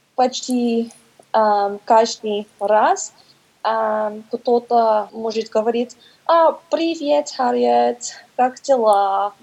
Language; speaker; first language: Russian; non-native, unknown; English